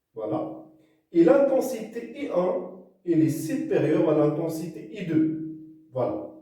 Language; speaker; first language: French; non-native, local second language; Arabic